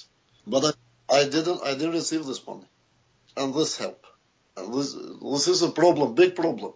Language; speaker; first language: English; non-native, learner; Albanian